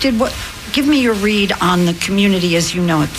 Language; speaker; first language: English; native; English